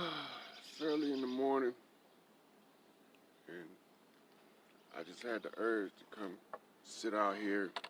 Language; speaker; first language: English; native; English